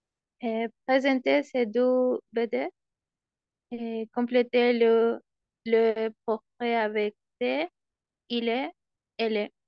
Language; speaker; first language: French; non-native, learner; Spanish